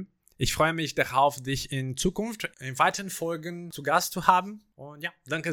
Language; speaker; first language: German; non-native, fluent; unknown